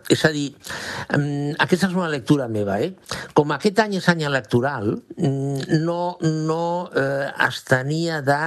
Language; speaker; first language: Catalan; non-native, local second language; Spanish